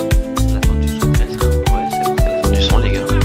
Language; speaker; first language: French; native; French